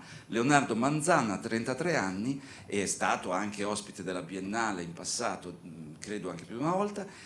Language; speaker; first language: Italian; native; Italian